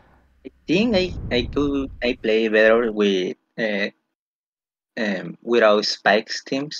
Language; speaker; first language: English; non-native, fluent; Spanish